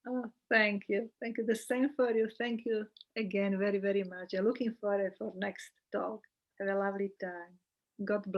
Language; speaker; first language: English; non-native, fluent; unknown